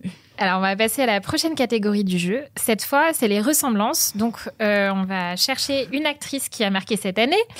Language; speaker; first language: French; native; French